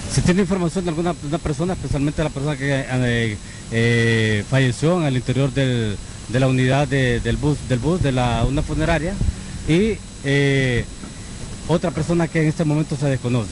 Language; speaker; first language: Spanish; native; Spanish